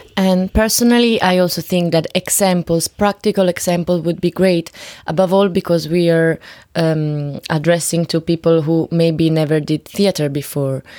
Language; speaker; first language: English; non-native, learner; Italian